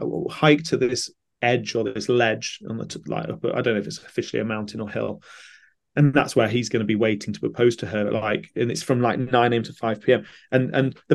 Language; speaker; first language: English; native; English